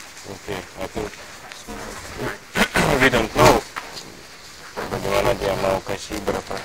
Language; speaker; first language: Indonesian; non-native, learner; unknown